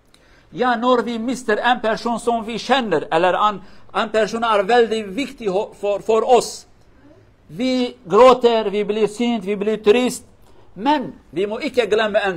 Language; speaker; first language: Norwegian; non-native, fluent; Kurdish